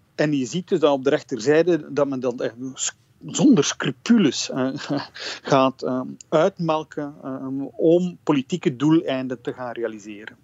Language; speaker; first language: Dutch; native; Dutch